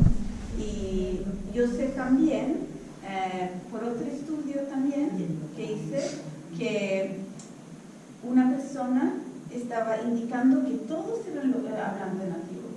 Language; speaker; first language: Spanish; non-native, fluent; Swedish